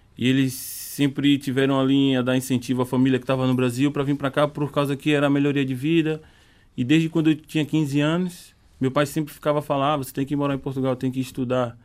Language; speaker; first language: Portuguese; native; Portuguese